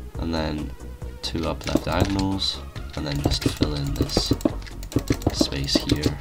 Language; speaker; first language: English; native; English